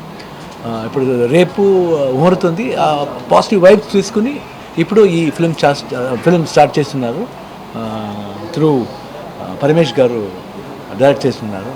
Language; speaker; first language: Telugu; non-native, learner; Kannada